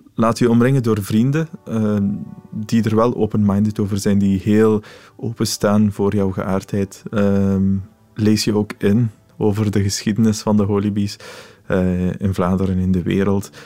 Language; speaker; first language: Dutch; early bilingual, other home language; Arabic